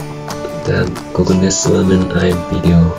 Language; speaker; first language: German; non-native, learner; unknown